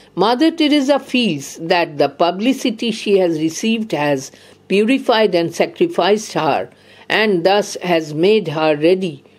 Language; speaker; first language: English; non-native, local second language; Bangla